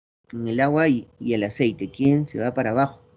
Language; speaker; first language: Spanish; native; Spanish